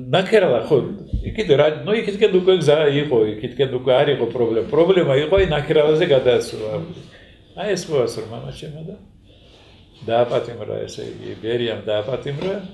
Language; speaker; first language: Georgian; non-native, local second language; Russian